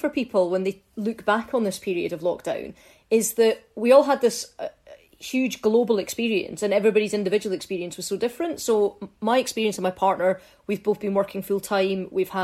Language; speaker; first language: English; native; English